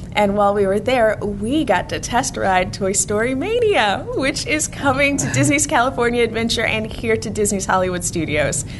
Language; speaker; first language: English; native; English